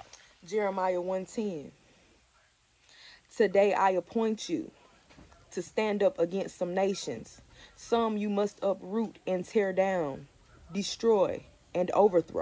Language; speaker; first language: English; native; English